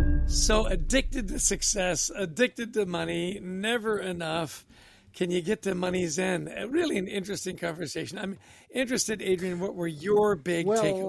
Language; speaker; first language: English; native; English